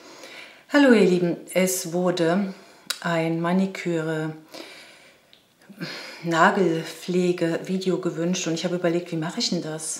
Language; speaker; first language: German; native; German